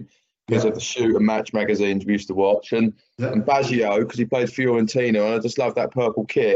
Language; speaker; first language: English; native; English